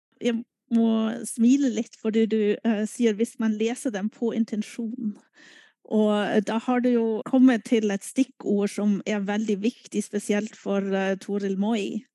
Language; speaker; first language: Norwegian; non-native, fluent; German